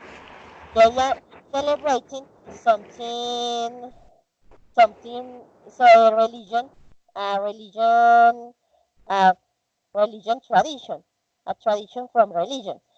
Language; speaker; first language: English; non-native, learner; Spanish